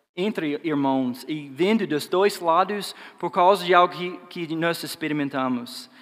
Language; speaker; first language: Portuguese; non-native, fluent; English